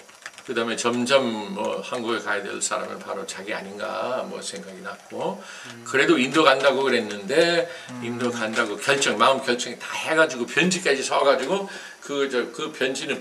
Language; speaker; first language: Korean; non-native, local second language; English